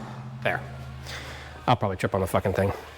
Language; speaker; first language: English; native; English